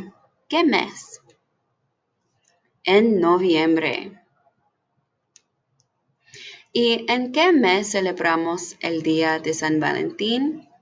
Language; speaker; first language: Spanish; non-native, fluent; English